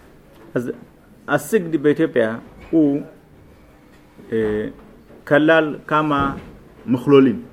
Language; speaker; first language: Hebrew; non-native, fluent; Amharic